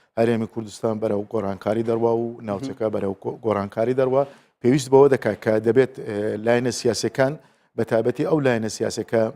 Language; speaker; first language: Central Kurdish; non-native, local second language; Azerbaijani